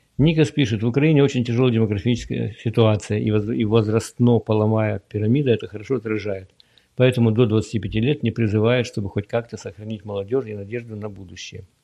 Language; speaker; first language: Russian; native; Russian